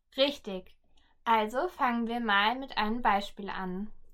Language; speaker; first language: German; native; German